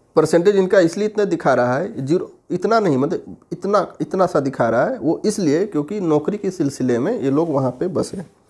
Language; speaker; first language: Hindi; native; Hindi